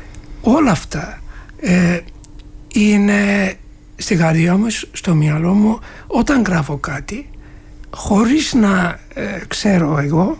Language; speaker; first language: Greek; non-native, fluent; Turkish